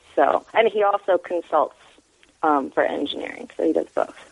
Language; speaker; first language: English; native; English